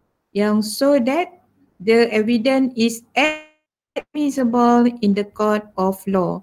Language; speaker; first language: English; non-native, local second language; Malay